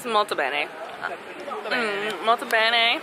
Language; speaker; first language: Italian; non-native, learner; English